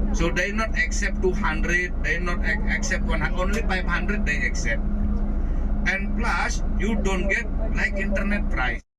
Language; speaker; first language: English; non-native, learner; Balinese